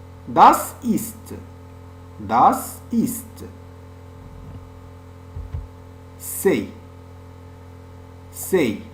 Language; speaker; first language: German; non-native, fluent; French